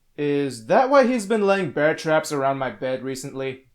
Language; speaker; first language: English; native; English